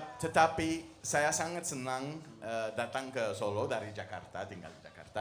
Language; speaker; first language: Indonesian; non-native, fluent; French